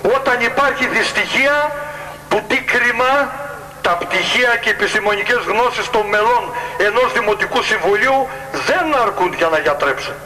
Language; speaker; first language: Greek; native; Greek